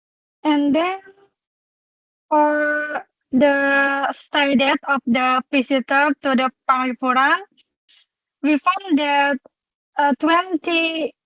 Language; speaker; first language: English; non-native, local second language; Indonesian